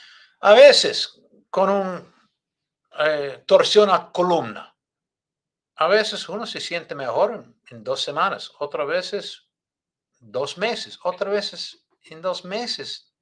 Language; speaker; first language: Spanish; non-native, learner; English